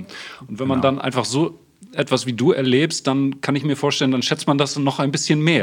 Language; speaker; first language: German; native; German